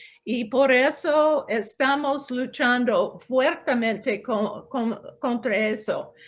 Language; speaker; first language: Spanish; non-native, local second language; English